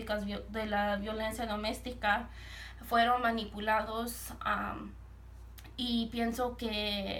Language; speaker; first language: Spanish; early bilingual, heritage; Spanish